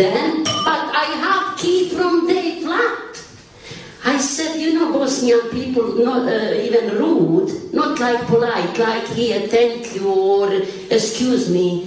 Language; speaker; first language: English; non-native, learner; Bosnian